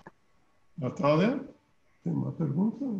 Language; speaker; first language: Portuguese; non-native, fluent; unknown